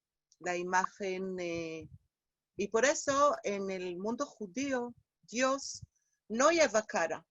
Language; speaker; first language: Spanish; non-native, fluent; Hebrew